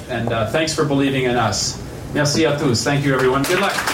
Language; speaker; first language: English; native; English